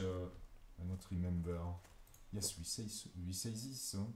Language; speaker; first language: English; non-native, fluent; French